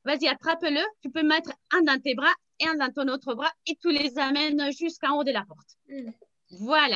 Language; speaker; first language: French; native; French